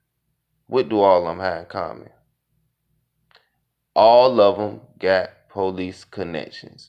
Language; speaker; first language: English; native; English